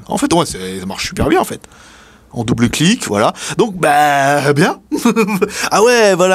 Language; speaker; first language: French; native; French